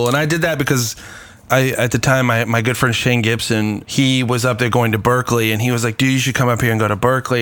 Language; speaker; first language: English; native; English